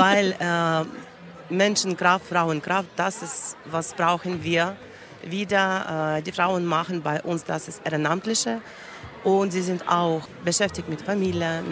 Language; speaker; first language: German; non-native, learner; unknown